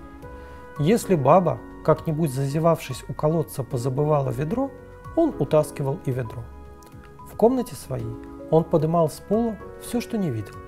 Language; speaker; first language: Russian; native; Russian